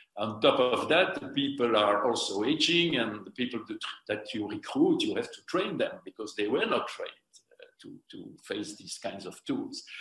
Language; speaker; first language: English; non-native, fluent; French